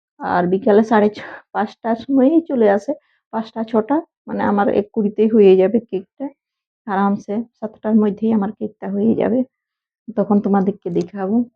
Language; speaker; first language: Bangla; non-native, local second language; Santali